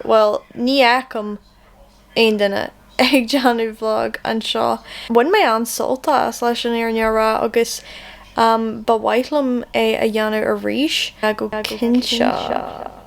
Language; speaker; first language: Irish; non-native, local second language; English